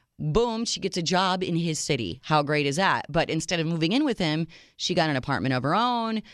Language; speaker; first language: English; native; English